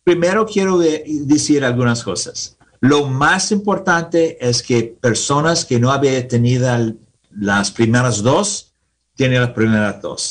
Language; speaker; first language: Spanish; non-native, learner; English